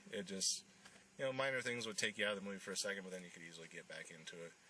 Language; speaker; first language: English; native; English